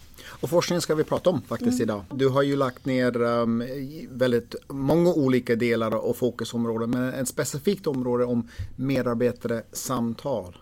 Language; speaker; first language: Swedish; non-native, fluent; English